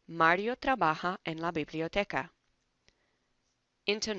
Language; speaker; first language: Spanish; non-native, fluent; English